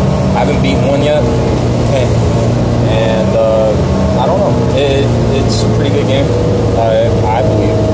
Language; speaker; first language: English; native; English